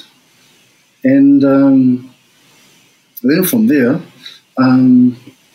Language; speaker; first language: English; native; English